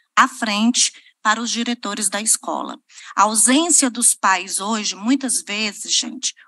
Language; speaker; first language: Portuguese; native; Portuguese